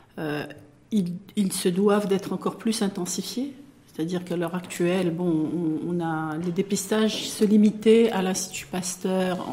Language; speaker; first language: French; non-native, local second language; Arabic